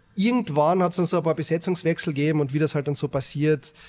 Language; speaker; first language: German; native; German